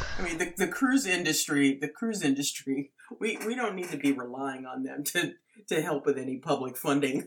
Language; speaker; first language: English; native; English